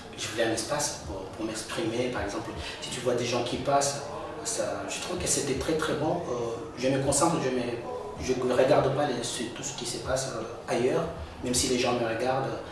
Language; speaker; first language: French; non-native, local second language; Comorian